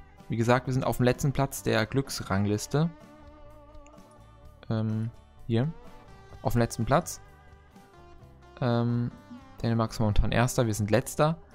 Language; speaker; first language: German; native; German